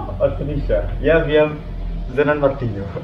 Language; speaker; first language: Polish; non-native, learner; Balinese